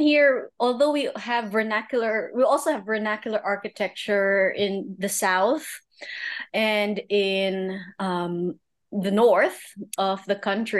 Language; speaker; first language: English; native; English